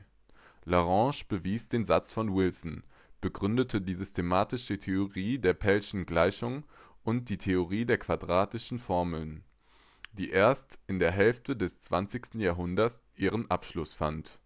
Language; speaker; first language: German; native; German